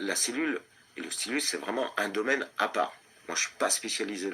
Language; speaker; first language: French; native; French